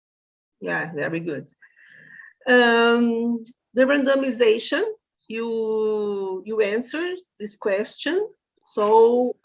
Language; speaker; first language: English; non-native, fluent; Portuguese